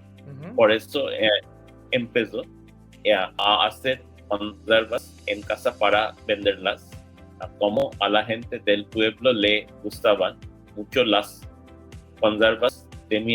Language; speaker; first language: Spanish; non-native, learner; English